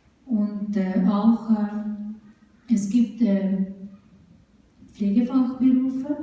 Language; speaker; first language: German; non-native, fluent; Urdu